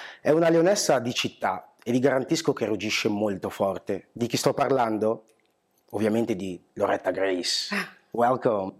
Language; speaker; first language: Italian; early bilingual, other home language; Portuguese